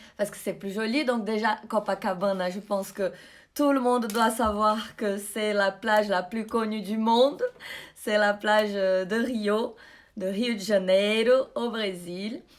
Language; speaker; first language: French; non-native, fluent; Portuguese